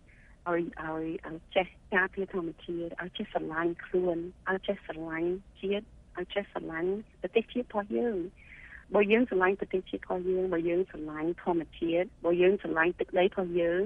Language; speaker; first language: Khmer; early bilingual, heritage; Khmer